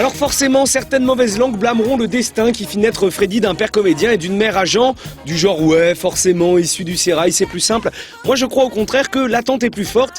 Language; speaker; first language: French; native; French